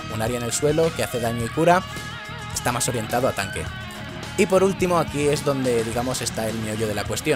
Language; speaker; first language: Spanish; native; Spanish